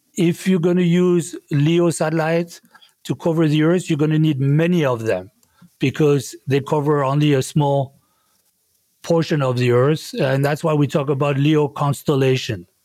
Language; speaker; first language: English; non-native, fluent; French